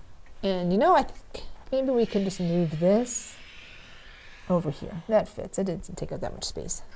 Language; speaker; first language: English; native; English